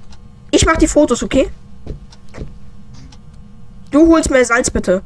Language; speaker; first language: German; native; German